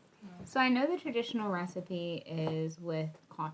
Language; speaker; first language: English; native; English